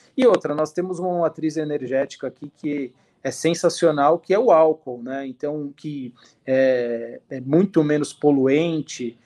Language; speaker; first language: Portuguese; native; Portuguese